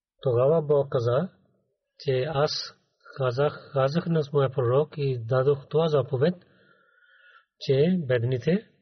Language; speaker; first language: Bulgarian; non-native, learner; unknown